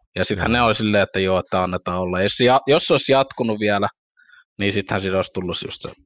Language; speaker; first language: Finnish; early bilingual, other home language; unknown